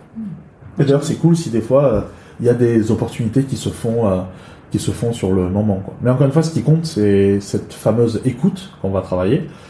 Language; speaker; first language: French; early bilingual, other home language; Chinese